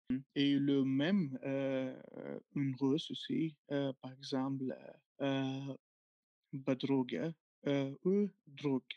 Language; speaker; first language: French; non-native, learner; Arabic